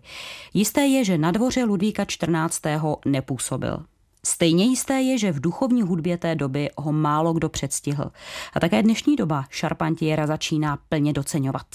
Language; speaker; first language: Czech; native; Czech